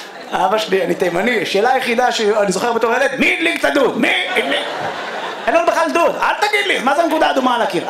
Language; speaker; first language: Hebrew; native; Hebrew